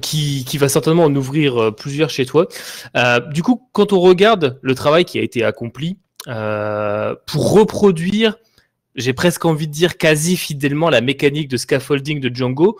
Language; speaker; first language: French; native; French